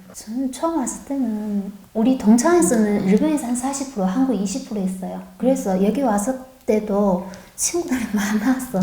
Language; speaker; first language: Korean; non-native, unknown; Chinese